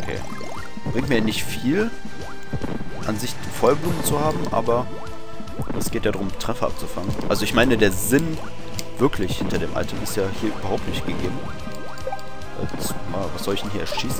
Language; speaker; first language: German; native; German